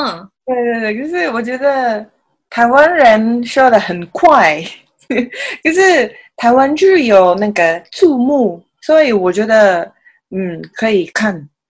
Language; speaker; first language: Chinese; non-native, learner; Japanese